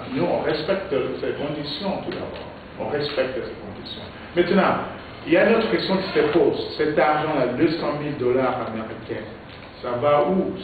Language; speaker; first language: French; non-native, local second language; Lingala